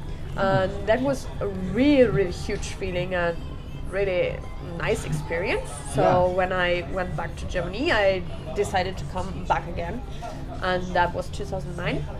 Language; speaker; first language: English; non-native, fluent; German